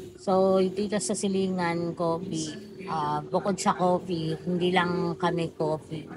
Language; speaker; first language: Filipino; native; Filipino